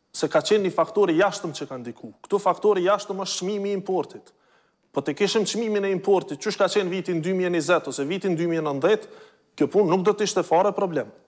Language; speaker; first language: Albanian; native; Albanian